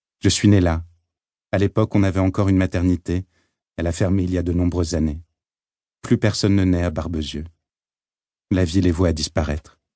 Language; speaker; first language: French; native; French